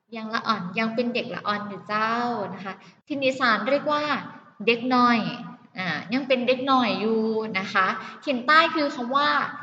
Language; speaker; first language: Thai; native; Thai